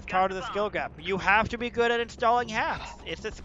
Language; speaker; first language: English; native; English